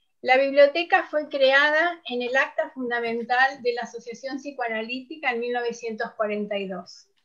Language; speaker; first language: Spanish; native; Spanish